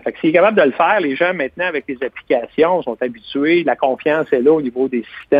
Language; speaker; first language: French; native; French